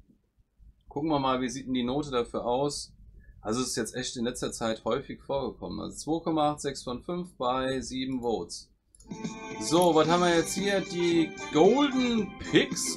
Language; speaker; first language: German; native; German